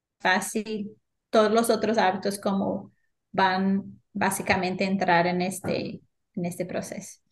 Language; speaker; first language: Spanish; non-native, fluent; Portuguese